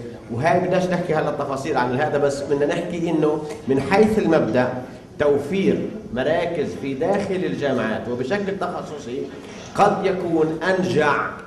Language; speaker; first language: Arabic; native; Arabic